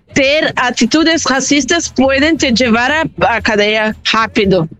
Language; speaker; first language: Spanish; non-native, learner; Portuguese